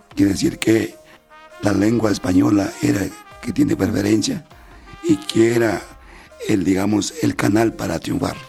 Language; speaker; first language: Spanish; non-native, local second language; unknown